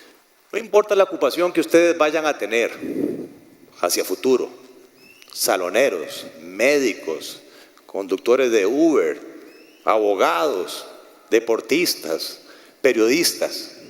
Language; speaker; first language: Spanish; native; Spanish